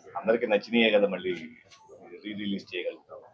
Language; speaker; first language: Telugu; native; Telugu